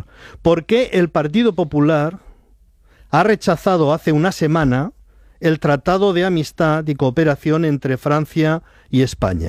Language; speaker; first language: Spanish; native; Spanish